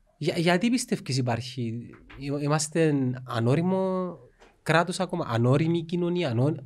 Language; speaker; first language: Greek; native; Greek